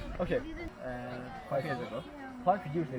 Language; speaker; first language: English; non-native, learner; Turkish